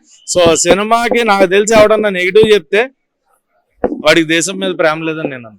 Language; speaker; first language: Telugu; native; Telugu